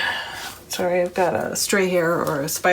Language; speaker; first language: English; native; English